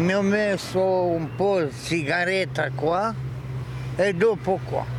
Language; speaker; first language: Italian; non-native, learner; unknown